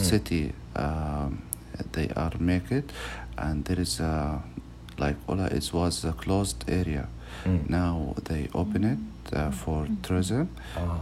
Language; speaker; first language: English; non-native, learner; Arabic